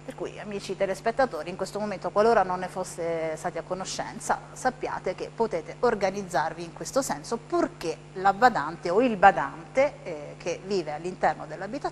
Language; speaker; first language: Italian; native; Italian